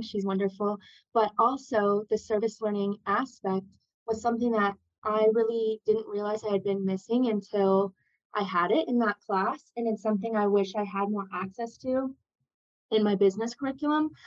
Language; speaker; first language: English; native; English